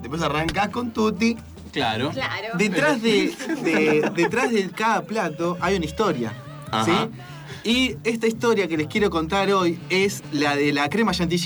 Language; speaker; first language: Spanish; native; Spanish